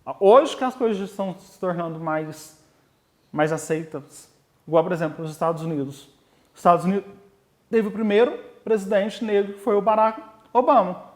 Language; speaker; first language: Portuguese; native; Portuguese